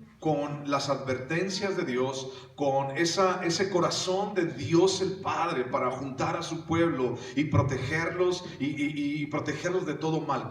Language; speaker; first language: Spanish; native; Spanish